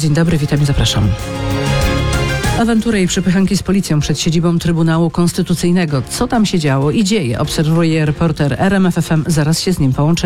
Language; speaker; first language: Polish; native; Polish